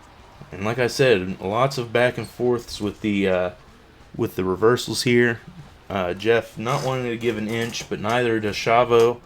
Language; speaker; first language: English; native; English